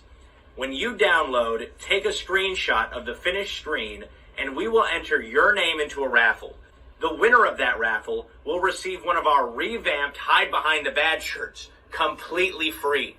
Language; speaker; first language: English; native; English